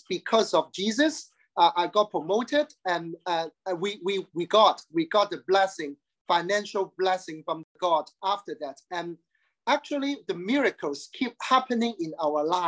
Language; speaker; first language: English; non-native, local second language; Cantonese